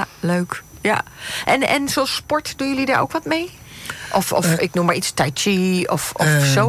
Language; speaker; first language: Dutch; native; Dutch